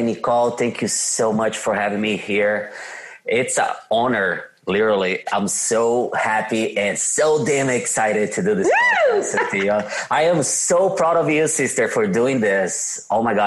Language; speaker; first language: English; non-native, fluent; Portuguese